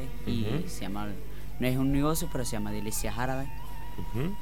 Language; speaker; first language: Spanish; non-native, learner; Arabic